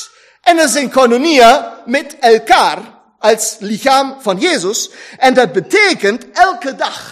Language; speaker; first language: Dutch; non-native, fluent; German